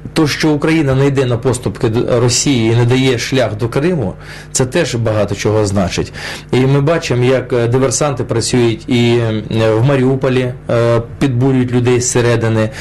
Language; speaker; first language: Ukrainian; non-native, local second language; Russian